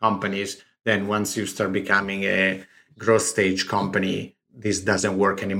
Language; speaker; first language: English; non-native, fluent; Italian